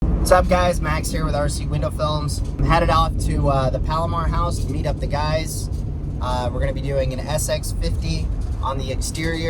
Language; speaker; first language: English; native; English